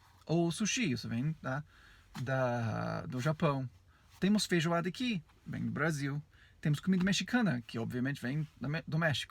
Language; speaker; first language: Portuguese; non-native, fluent; English